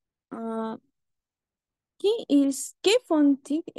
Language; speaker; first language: French; non-native, learner; Spanish